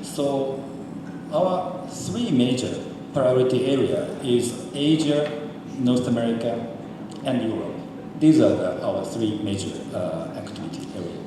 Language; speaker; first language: English; non-native, fluent; Japanese